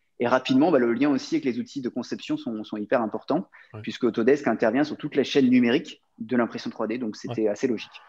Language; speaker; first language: French; native; French